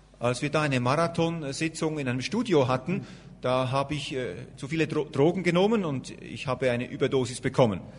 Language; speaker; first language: German; native; German